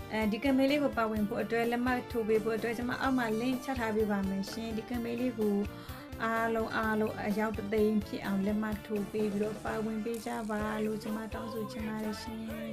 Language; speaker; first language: Burmese; non-native, local second language; S'gaw Karen